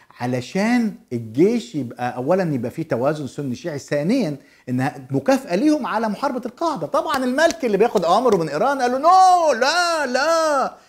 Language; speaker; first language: Arabic; native; Arabic